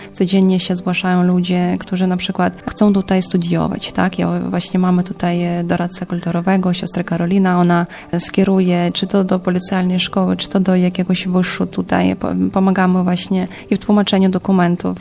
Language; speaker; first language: Polish; non-native, fluent; Ukrainian